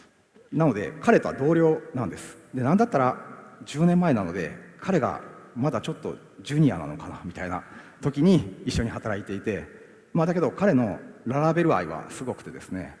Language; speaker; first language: Japanese; native; Japanese